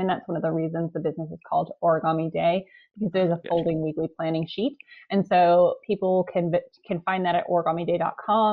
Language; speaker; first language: English; native; English